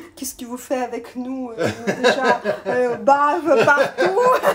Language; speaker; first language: French; non-native, learner; Russian